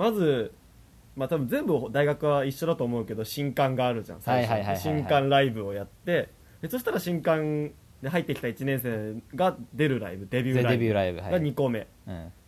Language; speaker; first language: Japanese; native; Japanese